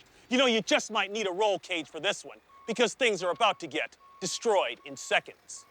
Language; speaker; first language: English; native; English